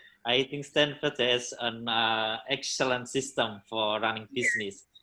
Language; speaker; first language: English; non-native, fluent; Indonesian